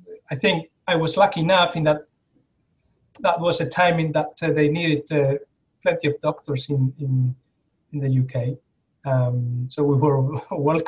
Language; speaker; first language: English; non-native, fluent; Spanish